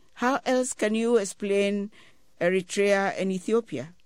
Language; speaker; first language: English; non-native, local second language; Ewe